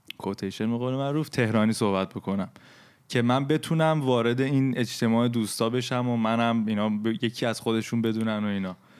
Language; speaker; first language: Persian; native; Persian